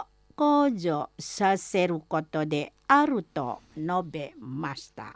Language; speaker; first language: Japanese; non-native, fluent; Indonesian